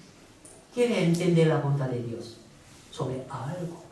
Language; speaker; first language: Spanish; non-native, learner; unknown